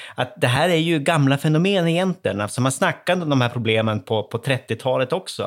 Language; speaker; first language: Swedish; native; Swedish